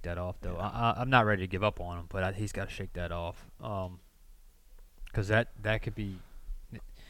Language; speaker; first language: English; native; English